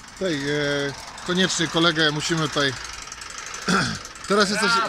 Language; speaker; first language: Polish; native; Polish